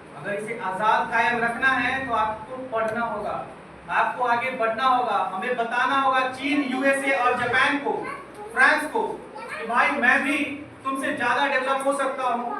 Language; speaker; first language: Hindi; native; Hindi